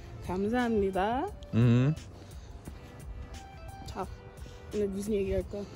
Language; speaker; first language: Korean; non-native, fluent; English